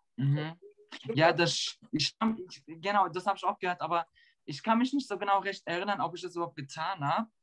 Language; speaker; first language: German; early bilingual, other home language; Turkish